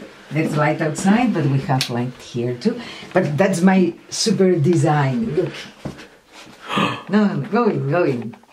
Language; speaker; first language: English; non-native, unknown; Spanish